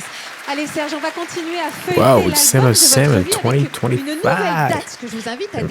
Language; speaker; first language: French; native; French